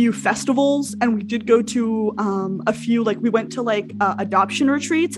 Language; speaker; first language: English; native; English